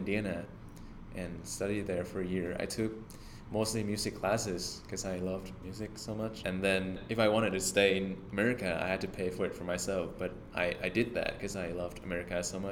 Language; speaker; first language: English; non-native, fluent; Thai